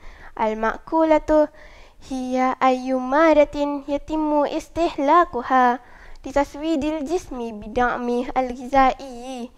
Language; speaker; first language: Arabic; non-native, learner; Malay